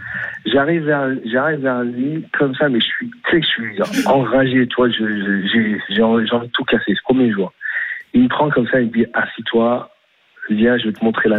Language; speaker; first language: French; native; French